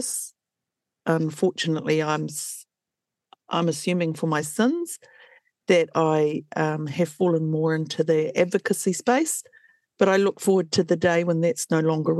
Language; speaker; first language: English; native; English